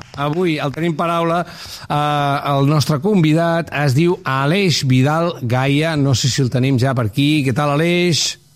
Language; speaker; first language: Catalan; native; Catalan